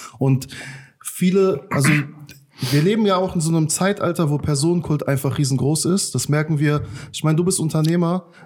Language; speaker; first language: German; early bilingual, other home language; Persian